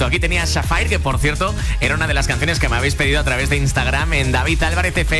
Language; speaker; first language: Spanish; native; Spanish